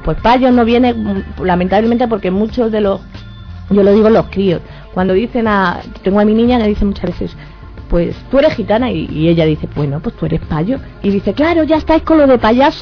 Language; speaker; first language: Spanish; native; Spanish